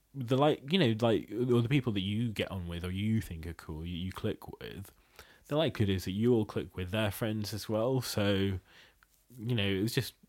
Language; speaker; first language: English; early bilingual, other home language; Bangla